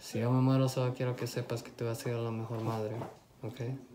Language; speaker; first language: Spanish; early bilingual, other home language; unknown